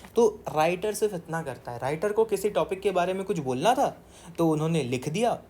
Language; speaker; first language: Hindi; non-native, local second language; Marathi